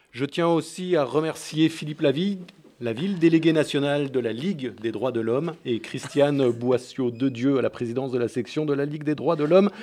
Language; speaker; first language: French; native; French